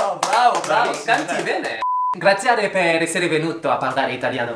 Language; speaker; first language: Italian; non-native, learner; French